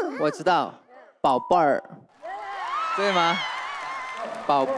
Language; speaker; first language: Chinese; non-native, fluent; Thai